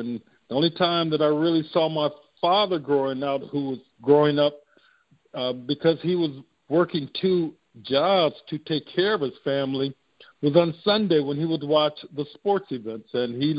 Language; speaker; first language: English; native; English